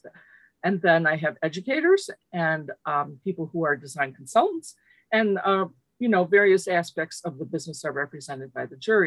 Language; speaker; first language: English; early bilingual, other home language; Lithuanian